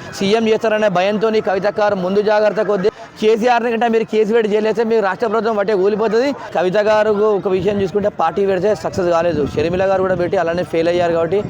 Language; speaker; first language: Telugu; native; Telugu